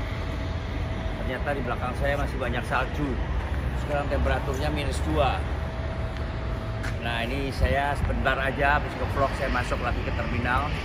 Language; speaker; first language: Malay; non-native, local second language; Javanese